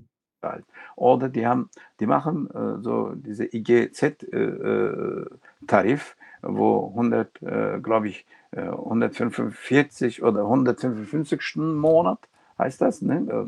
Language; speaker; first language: German; non-native, local second language; Turkish